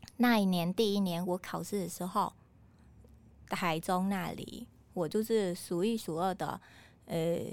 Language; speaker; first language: Chinese; non-native, fluent; Vietnamese